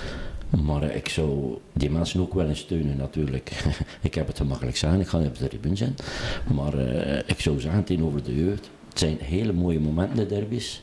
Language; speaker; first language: Dutch; native; Dutch